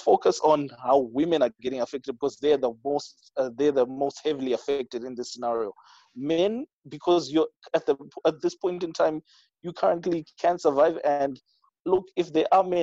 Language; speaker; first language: English; non-native, local second language; Shona